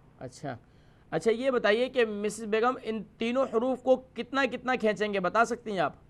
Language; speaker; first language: Urdu; native; Urdu